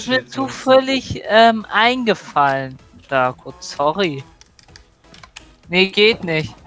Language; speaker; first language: German; native; German